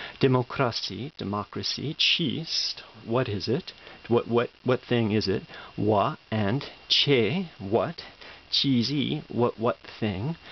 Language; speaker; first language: English; native; English